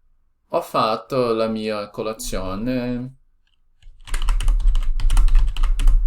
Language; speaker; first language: Italian; non-native, learner; Portuguese